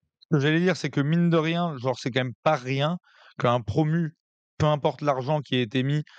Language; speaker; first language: French; native; French